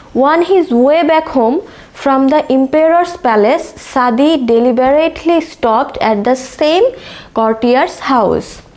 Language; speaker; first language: English; non-native, local second language; Bangla